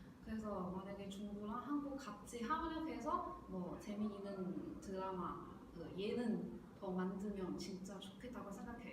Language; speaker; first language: Korean; non-native, learner; Chinese